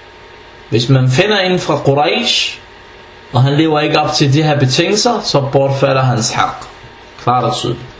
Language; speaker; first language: Danish; early bilingual, other home language; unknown